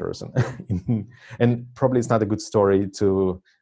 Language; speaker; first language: English; non-native, fluent; Russian